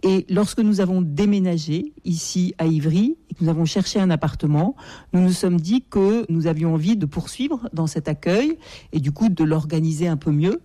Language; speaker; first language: French; native; French